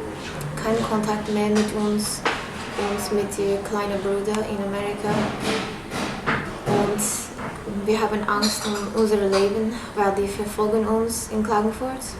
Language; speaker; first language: German; non-native, learner; English